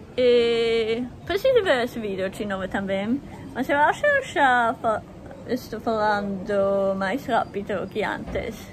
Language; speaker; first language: Portuguese; non-native, learner; German